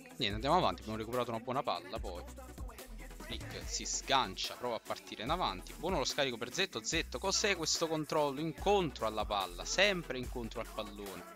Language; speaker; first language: Italian; native; Italian